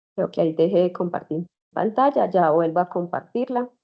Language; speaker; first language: Spanish; native; Spanish